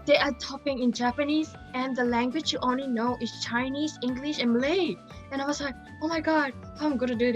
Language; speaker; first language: English; non-native, local second language; Chinese